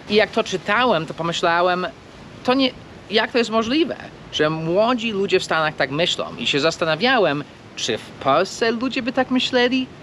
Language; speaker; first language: Polish; non-native, fluent; English